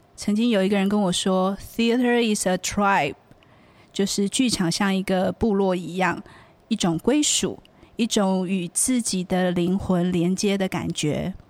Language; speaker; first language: Chinese; native; Chinese